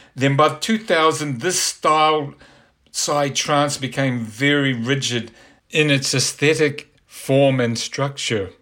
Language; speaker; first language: English; native; English